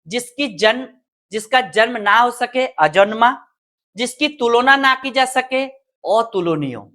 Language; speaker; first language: Hindi; non-native, local second language; Bangla